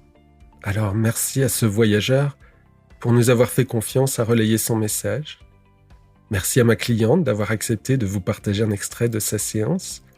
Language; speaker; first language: French; native; French